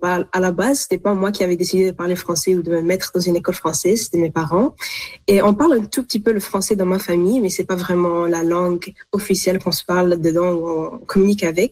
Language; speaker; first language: French; non-native, local second language; Arabic